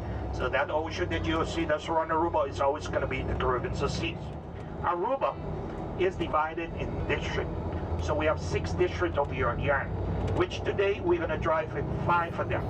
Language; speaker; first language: English; non-native, fluent; Papiamento